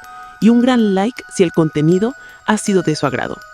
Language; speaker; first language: Spanish; native; Spanish